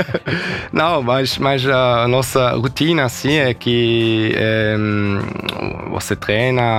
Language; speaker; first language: Portuguese; early bilingual, heritage; Portuguese